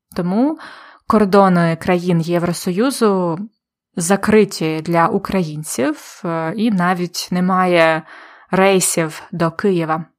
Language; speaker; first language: Ukrainian; native; Ukrainian